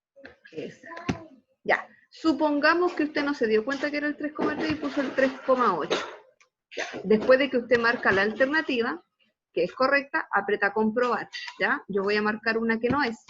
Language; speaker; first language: Spanish; native; Spanish